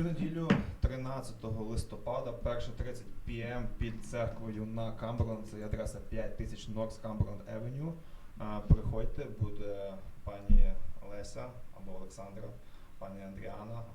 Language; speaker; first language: Ukrainian; native; Ukrainian